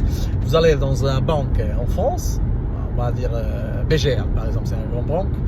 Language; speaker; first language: French; non-native, learner; Portuguese